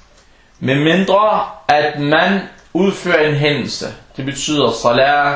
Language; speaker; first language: Danish; non-native, fluent; Arabic